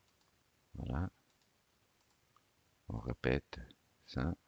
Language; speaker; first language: French; non-native, fluent; Italian